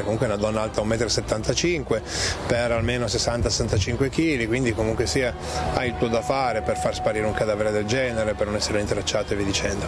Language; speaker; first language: Italian; native; Italian